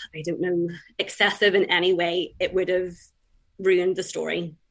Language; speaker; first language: English; native; English